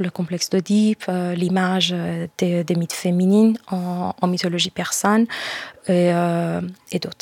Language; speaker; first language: French; non-native, fluent; Persian